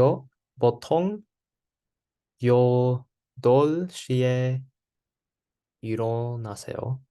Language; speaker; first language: Korean; non-native, learner; English